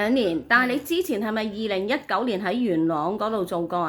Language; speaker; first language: Cantonese; native; Cantonese